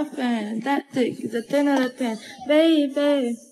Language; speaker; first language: English; non-native, fluent; Portuguese